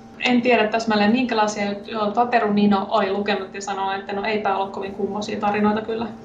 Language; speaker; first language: Finnish; native; Finnish